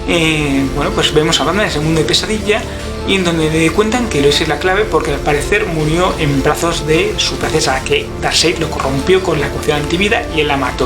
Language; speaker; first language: Spanish; native; Spanish